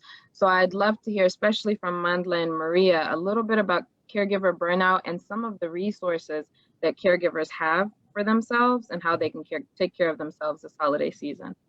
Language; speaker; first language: English; native; English